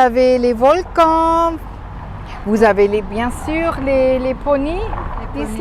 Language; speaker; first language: French; non-native, fluent; German